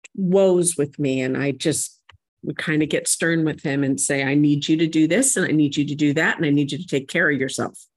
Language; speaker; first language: English; native; English